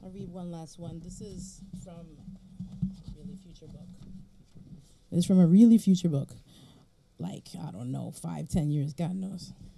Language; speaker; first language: English; early bilingual, other home language; Spanish